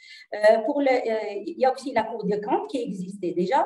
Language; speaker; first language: French; non-native, local second language; Arabic